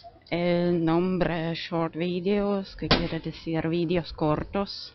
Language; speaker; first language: Spanish; non-native, fluent; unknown